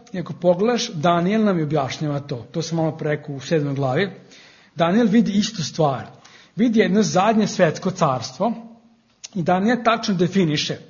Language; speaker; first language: Serbian; non-native, fluent; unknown